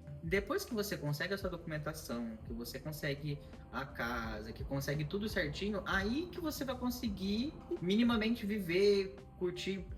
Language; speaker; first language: Portuguese; native; Portuguese